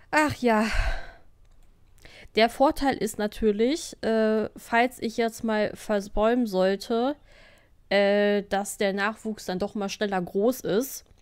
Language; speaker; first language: German; native; German